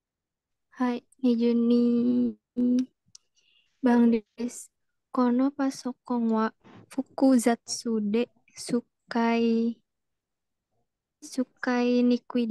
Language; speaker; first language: Japanese; non-native, learner; Indonesian